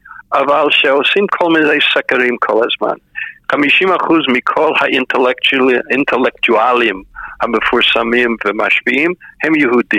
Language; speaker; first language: Hebrew; non-native, fluent; English